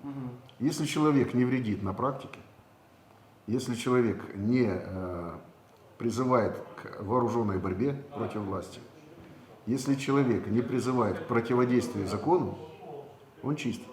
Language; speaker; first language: Russian; native; Russian